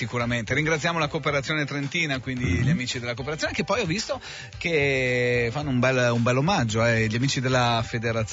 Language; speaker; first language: Italian; native; Italian